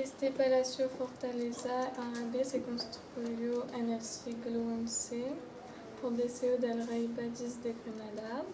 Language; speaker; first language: Spanish; non-native, learner; French